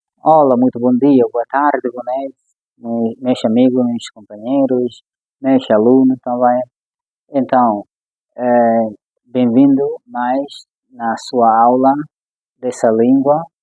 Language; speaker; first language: Portuguese; non-native, fluent; Swahili